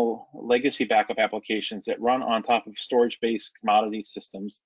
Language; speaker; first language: English; native; English